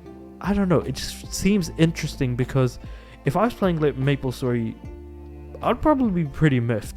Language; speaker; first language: English; native; English